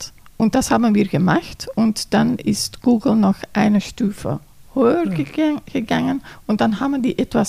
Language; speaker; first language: German; non-native, fluent; Dutch